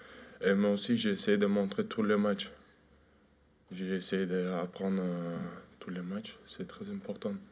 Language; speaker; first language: French; non-native, fluent; Turkish